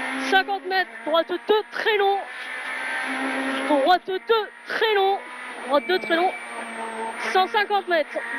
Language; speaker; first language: French; native; French